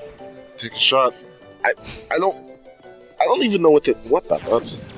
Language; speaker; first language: English; native; English